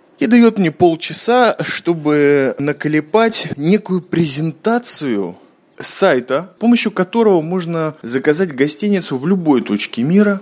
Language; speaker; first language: Russian; native; Russian